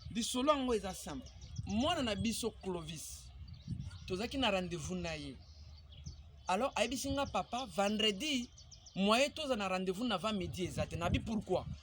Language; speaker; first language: Lingala; native; Lingala